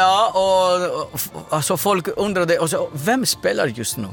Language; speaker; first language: Swedish; non-native, fluent; Greek